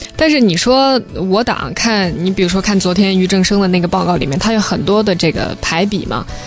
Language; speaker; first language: Chinese; native; Chinese